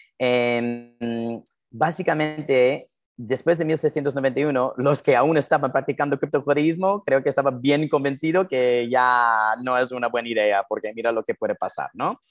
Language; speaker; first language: Spanish; non-native, fluent; English